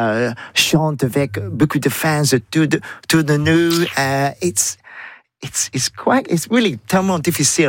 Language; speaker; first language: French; non-native, learner; English